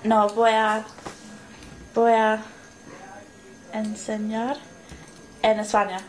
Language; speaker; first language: Spanish; non-native, learner; English